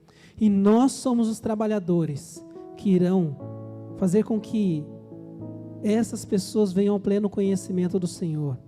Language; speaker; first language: Portuguese; native; Portuguese